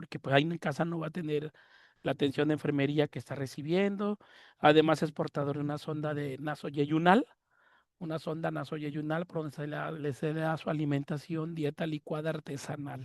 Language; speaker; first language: Spanish; native; Spanish